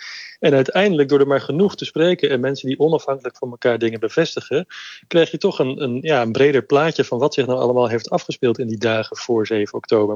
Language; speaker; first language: Dutch; native; Dutch